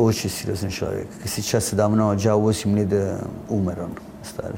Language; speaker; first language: Russian; non-native, learner; Italian